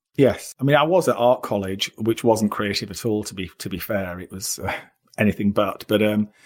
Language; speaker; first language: English; native; English